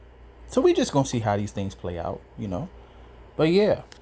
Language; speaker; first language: English; native; English